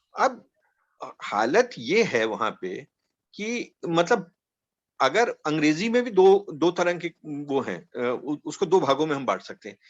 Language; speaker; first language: Hindi; non-native, local second language; Punjabi